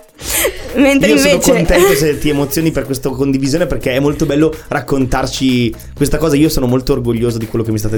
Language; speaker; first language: Italian; native; Italian